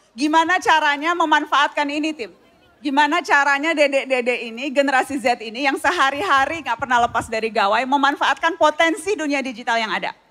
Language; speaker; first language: Indonesian; native; Indonesian